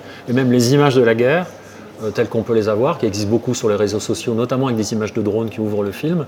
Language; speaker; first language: French; native; French